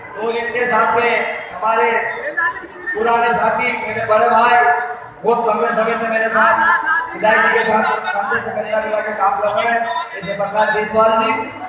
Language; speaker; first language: Hindi; native; Hindi